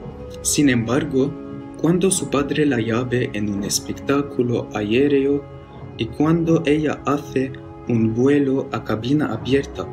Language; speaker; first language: Spanish; non-native, learner; Arabic